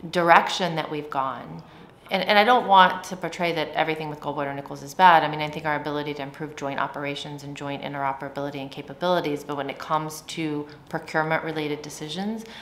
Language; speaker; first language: English; native; English